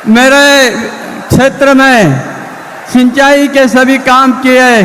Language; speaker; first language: Hindi; non-native, local second language; Marathi